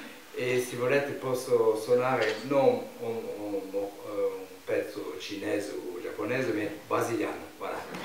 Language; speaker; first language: Italian; non-native, learner; French